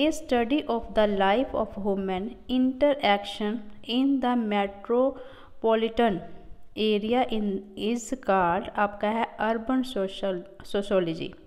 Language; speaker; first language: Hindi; non-native, local second language; Punjabi